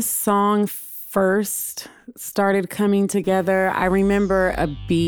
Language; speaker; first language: English; native; English